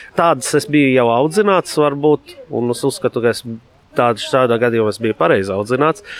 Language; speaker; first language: Latvian; non-native, fluent; Arabic